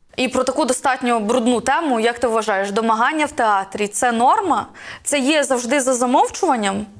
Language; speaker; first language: Ukrainian; native; Ukrainian